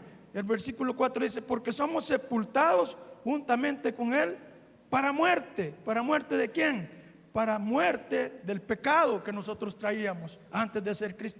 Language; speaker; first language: Spanish; native; Spanish